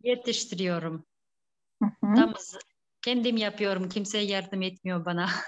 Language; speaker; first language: Turkish; non-native, learner; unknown